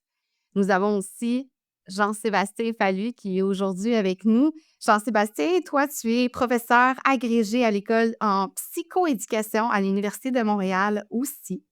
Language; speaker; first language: French; native; French